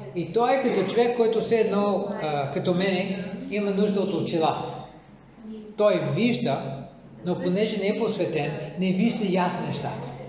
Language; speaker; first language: Bulgarian; non-native, fluent; English